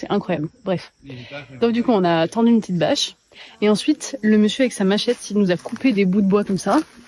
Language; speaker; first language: French; native; French